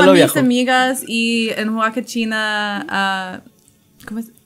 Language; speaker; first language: Spanish; non-native, learner; English